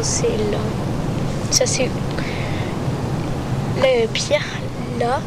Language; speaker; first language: French; native; French